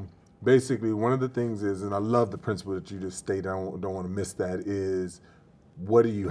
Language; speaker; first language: English; native; English